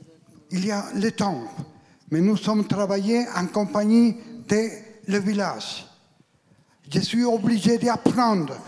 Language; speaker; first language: French; non-native, learner; Spanish